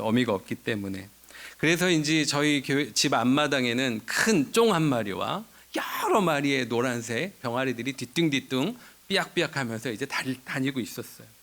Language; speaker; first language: Korean; native; Korean